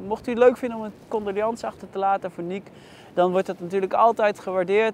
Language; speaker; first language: Dutch; native; Dutch